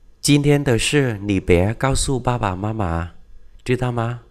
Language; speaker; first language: Chinese; non-native, fluent; Vietnamese